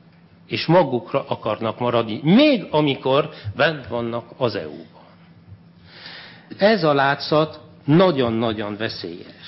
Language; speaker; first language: Hungarian; non-native, fluent; French